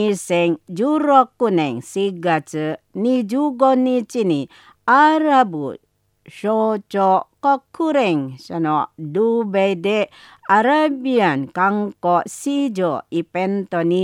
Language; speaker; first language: Japanese; non-native, learner; Indonesian